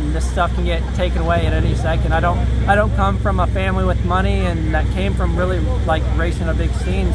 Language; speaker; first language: English; native; English